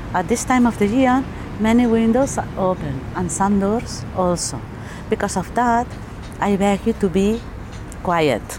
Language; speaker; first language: English; non-native, fluent; German